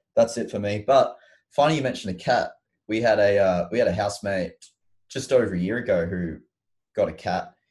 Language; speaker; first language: English; native; English